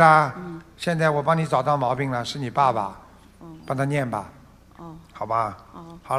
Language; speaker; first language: Chinese; non-native, local second language; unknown